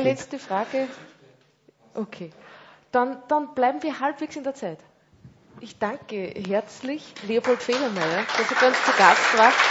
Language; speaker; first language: German; native; German